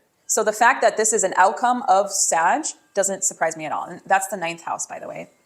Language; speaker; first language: English; native; English